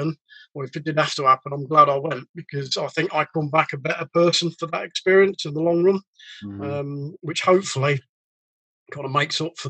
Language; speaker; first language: English; native; English